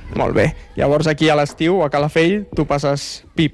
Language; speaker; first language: Catalan; native; Catalan